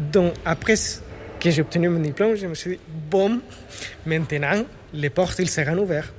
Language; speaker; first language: French; non-native, fluent; Spanish